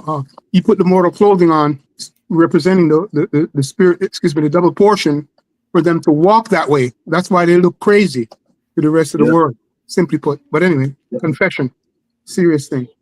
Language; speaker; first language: English; native; English